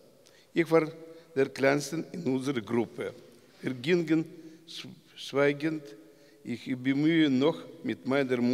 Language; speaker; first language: German; non-native, learner; Russian